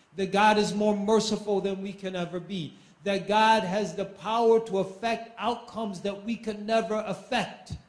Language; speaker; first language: English; native; English